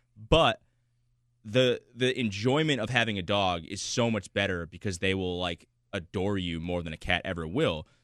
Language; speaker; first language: English; native; English